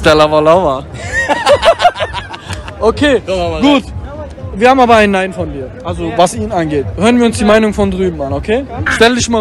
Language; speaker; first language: German; native; German